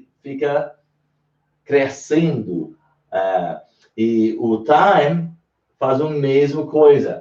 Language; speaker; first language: Portuguese; non-native, learner; English